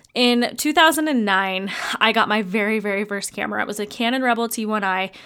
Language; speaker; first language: English; native; English